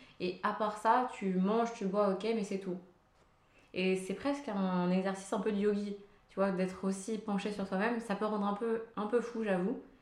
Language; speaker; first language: French; early bilingual, other home language; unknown